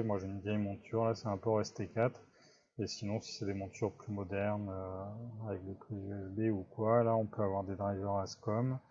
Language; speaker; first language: French; native; French